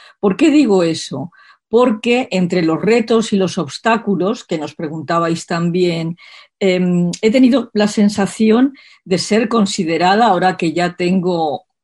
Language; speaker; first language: Spanish; native; Spanish